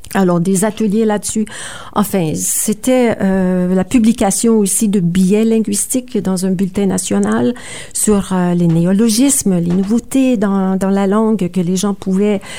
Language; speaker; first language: French; native; French